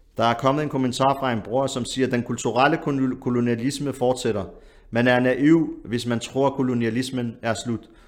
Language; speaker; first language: Danish; early bilingual, other home language; Arabic